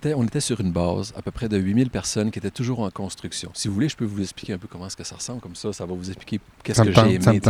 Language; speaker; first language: French; native; French